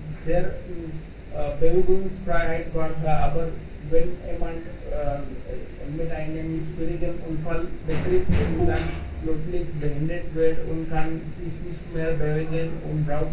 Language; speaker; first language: German; non-native, learner; Hindi